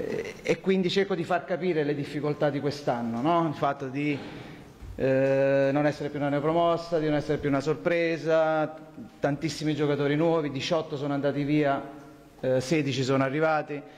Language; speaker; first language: Italian; native; Italian